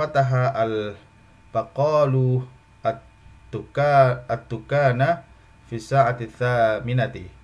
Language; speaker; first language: Arabic; non-native, fluent; Indonesian